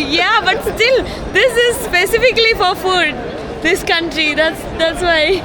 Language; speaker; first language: English; non-native, local second language; Malayalam